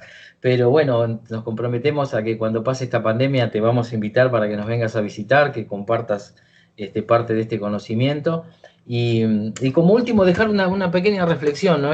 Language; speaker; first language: Spanish; native; Spanish